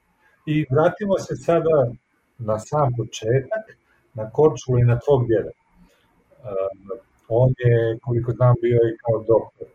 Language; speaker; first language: Serbian; native; Serbian